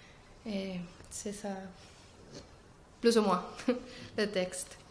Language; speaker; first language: French; non-native, learner; Spanish